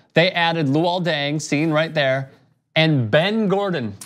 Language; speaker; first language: English; native; English